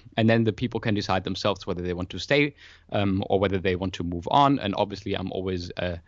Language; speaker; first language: English; non-native, fluent; German